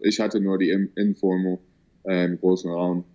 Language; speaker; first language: German; early bilingual, heritage; German